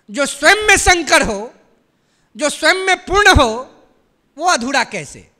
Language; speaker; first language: Hindi; native; Hindi